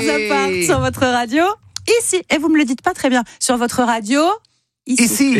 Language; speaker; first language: French; native; French